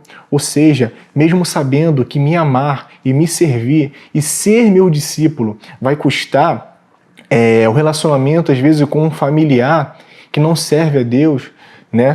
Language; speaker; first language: Portuguese; native; Portuguese